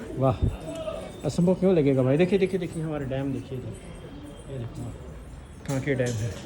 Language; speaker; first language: Hindi; native; Hindi